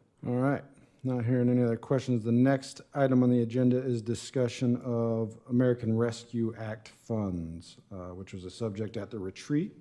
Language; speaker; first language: English; native; English